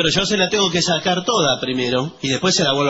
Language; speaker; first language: Spanish; native; Spanish